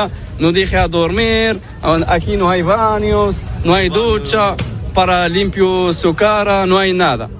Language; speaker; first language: Spanish; non-native, learner; Arabic